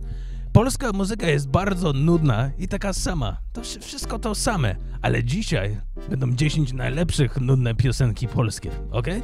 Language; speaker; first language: Polish; early bilingual, heritage; English